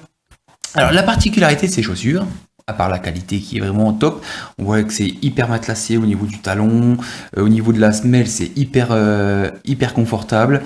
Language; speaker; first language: French; native; French